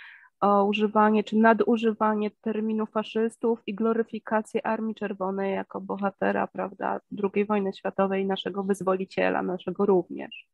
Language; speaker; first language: Polish; native; Polish